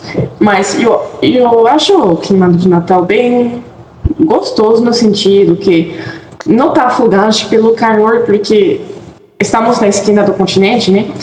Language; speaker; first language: Portuguese; non-native, fluent; French